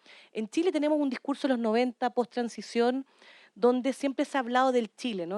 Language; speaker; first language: Spanish; native; Spanish